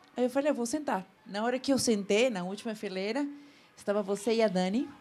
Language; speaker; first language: Portuguese; non-native, fluent; Spanish